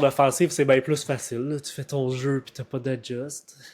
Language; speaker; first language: French; native; French